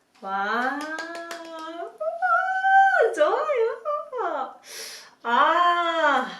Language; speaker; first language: Korean; non-native, learner; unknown